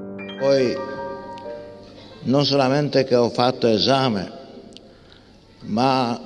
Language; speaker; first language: Italian; non-native, fluent; Polish